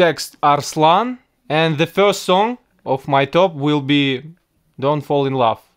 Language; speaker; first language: English; non-native, learner; Russian